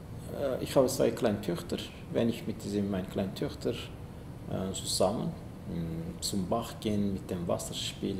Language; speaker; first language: German; non-native, learner; Zaza